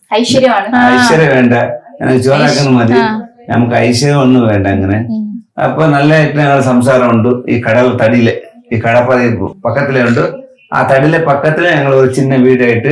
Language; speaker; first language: Malayalam; non-native, local second language; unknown